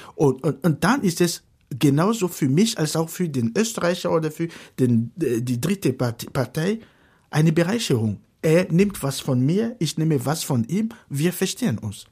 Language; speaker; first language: German; non-native, fluent; Fon